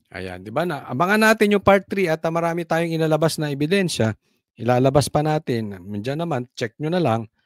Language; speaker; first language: Filipino; native; Filipino